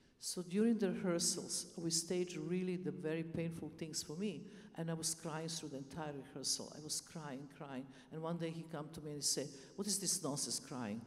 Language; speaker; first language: English; non-native, fluent; Serbian